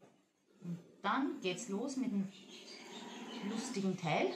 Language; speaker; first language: German; native; German